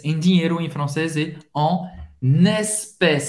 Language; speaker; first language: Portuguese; non-native, fluent; French